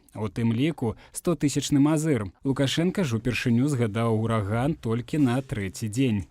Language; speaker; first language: Belarusian; native; Belarusian